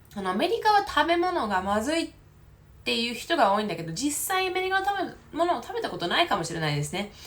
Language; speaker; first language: Japanese; non-native, fluent; English